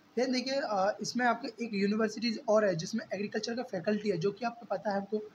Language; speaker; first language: Hindi; native; Hindi